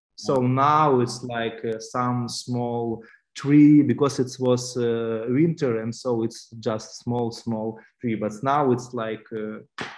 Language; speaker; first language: English; non-native, fluent; Ukrainian